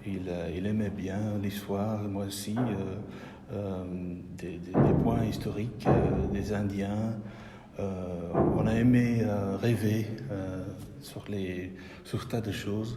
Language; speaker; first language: French; non-native, local second language; Dutch